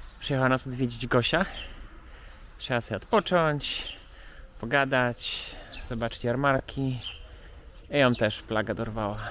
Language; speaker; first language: Polish; native; Polish